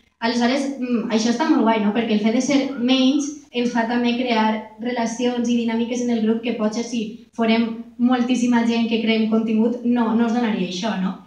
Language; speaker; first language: Catalan; non-native, local second language; Spanish